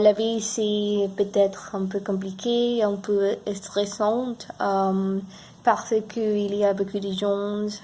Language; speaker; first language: French; non-native, learner; Spanish